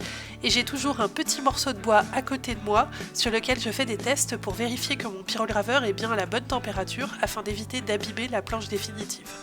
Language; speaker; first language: French; native; French